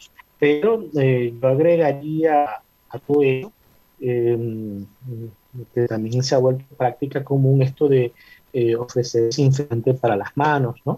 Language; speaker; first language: Spanish; native; Spanish